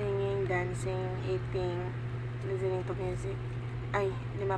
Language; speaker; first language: English; non-native, learner; Filipino